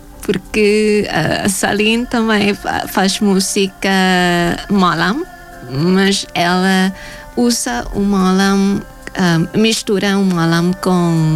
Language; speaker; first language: Portuguese; non-native, fluent; Thai